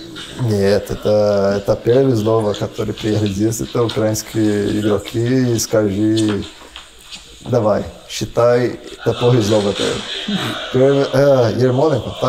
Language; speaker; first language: Russian; non-native, learner; Portuguese